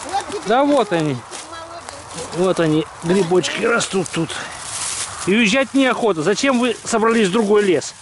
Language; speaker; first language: Russian; native; Russian